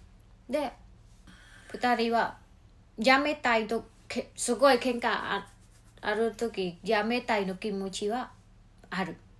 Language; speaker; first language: Japanese; non-native, learner; Mongolian